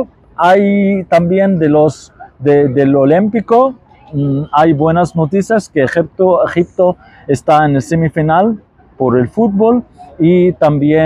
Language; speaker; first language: Spanish; non-native, fluent; Arabic